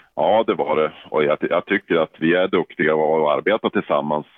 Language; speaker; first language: Swedish; native; Swedish